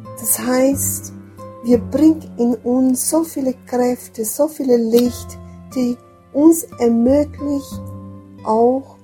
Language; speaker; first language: German; non-native, learner; Portuguese